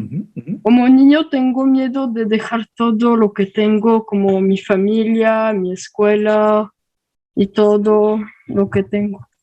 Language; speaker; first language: Spanish; early bilingual, heritage; Spanish